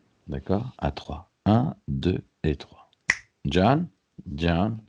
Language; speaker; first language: French; native; French